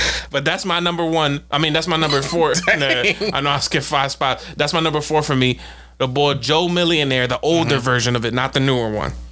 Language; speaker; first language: English; native; English